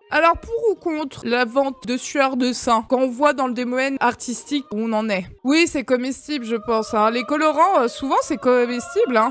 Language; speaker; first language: French; native; French